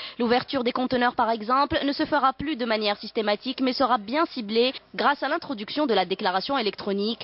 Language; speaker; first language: French; non-native, local second language; Arabic